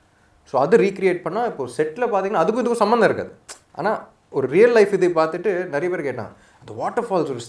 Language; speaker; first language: Tamil; non-native, local second language; Telugu